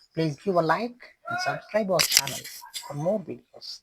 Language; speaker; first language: English; non-native, local second language; Kannada